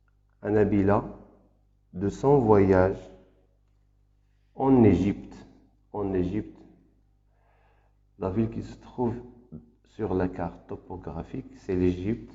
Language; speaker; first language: French; non-native, local second language; Arabic